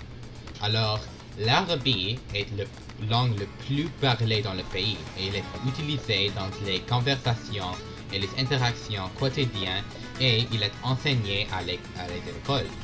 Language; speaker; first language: French; non-native, learner; English